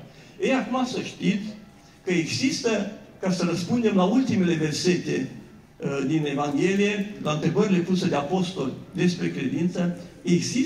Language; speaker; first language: Romanian; native; Romanian